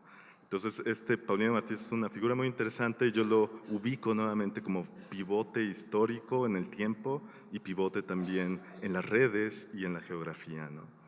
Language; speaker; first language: Spanish; native; Spanish